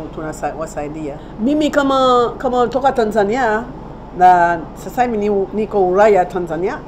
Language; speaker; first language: Swahili; non-native, fluent; Seselwa Creole French